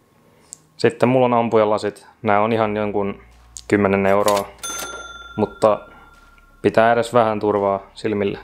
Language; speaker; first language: Finnish; native; Finnish